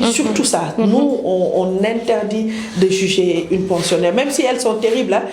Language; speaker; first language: French; non-native, local second language; Wolof